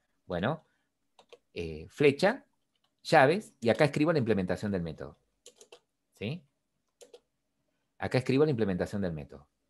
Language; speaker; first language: Spanish; native; Spanish